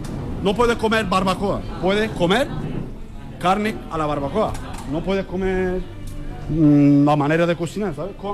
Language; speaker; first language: Spanish; non-native, learner; Turkish